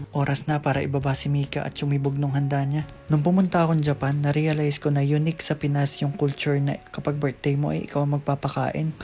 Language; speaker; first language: Filipino; native; Filipino